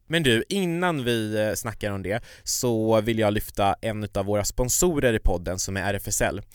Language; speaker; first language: Swedish; native; Swedish